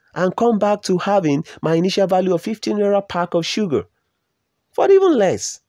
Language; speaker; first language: English; non-native, local second language; Yoruba